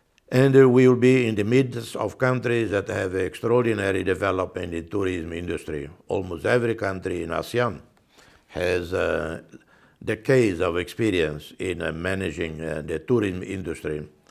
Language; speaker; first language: English; non-native, fluent; Portuguese